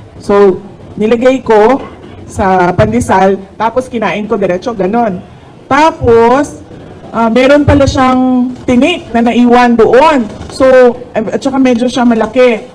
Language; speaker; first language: Filipino; non-native, local second language; Cebuano